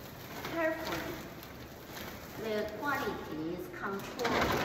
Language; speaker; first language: English; non-native, learner; Chinese